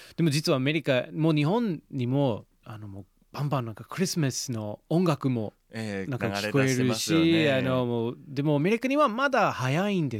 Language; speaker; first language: Japanese; non-native, fluent; English